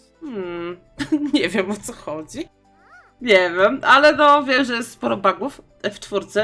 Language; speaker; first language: Polish; native; Polish